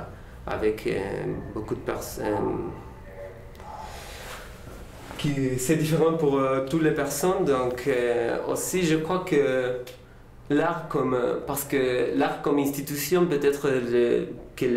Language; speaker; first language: French; non-native, learner; Spanish